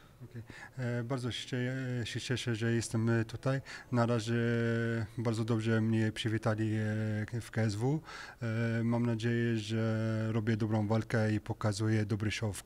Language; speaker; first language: Polish; non-native, learner; French